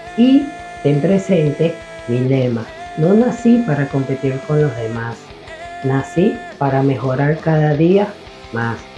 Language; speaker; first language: Spanish; native; Spanish